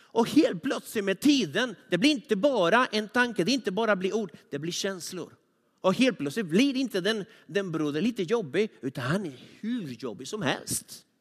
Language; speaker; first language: Swedish; non-native, fluent; Spanish